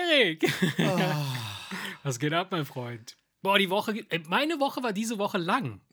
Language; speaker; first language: German; early bilingual, other home language; Italian